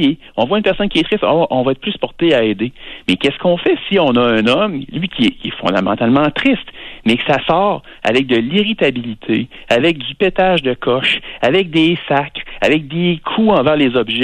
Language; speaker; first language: French; native; French